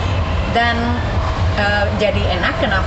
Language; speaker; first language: Indonesian; non-native, fluent; Spanish